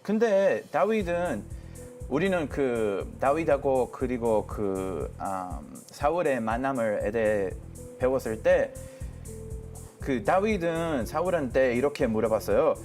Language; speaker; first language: Korean; non-native, fluent; Hebrew